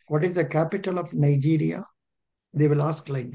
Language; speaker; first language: English; non-native, local second language; Telugu